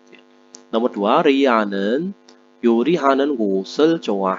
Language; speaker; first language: Korean; non-native, fluent; Indonesian